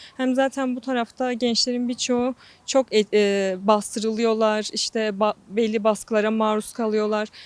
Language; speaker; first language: Turkish; non-native, local second language; Kurdish